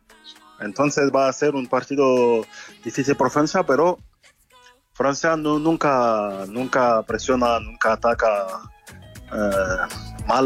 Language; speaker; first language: Spanish; non-native, fluent; French